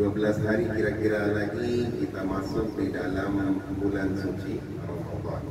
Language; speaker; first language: Indonesian; non-native, fluent; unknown